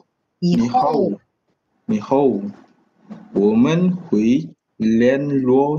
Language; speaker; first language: Chinese; non-native, learner; Malay